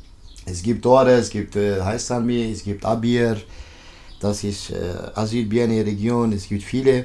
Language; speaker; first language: German; non-native, learner; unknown